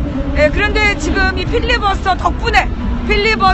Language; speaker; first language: Korean; native; Korean